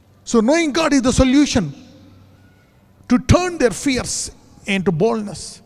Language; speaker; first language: English; non-native, local second language; Telugu